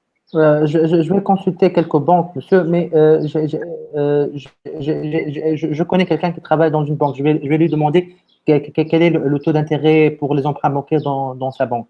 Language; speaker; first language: French; non-native, fluent; Romanian